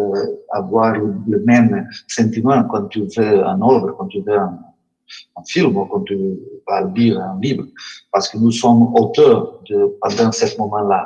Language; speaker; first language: French; non-native, learner; Portuguese